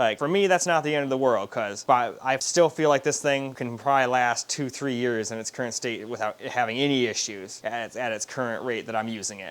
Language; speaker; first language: English; native; English